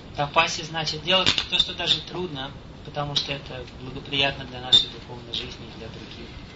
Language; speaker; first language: Russian; native; Russian